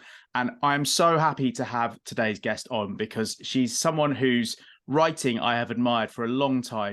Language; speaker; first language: English; native; English